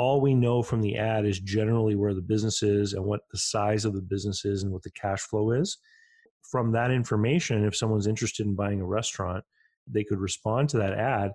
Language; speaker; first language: English; native; English